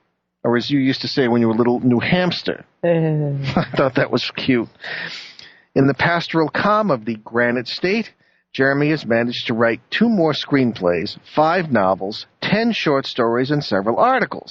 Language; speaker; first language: English; native; English